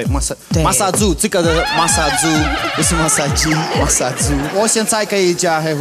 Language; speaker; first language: Chinese; non-native, fluent; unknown